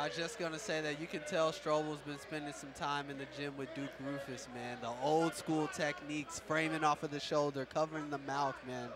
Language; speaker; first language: English; native; English